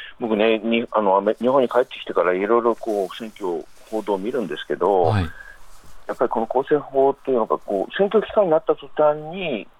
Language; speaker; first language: Japanese; native; Japanese